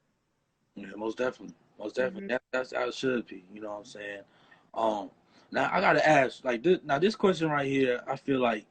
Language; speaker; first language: English; native; English